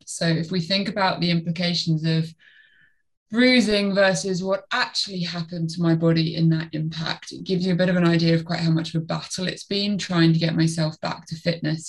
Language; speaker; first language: English; native; English